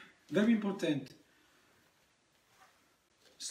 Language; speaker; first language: English; non-native, learner; French